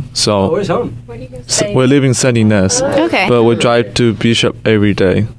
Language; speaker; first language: English; non-native, fluent; Chinese